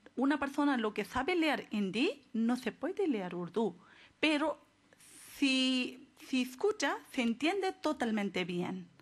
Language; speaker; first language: Spanish; non-native, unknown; Urdu